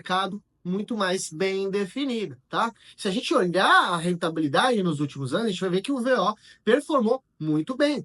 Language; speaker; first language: Portuguese; native; Portuguese